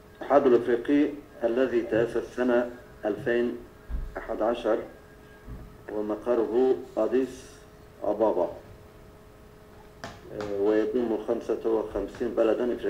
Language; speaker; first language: Arabic; non-native, learner; Turkish